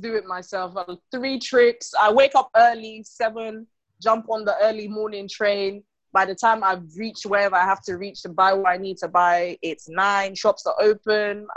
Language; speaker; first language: English; non-native, local second language; Krio